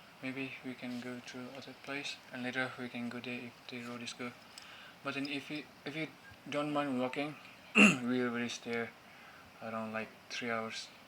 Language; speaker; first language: English; non-native, fluent; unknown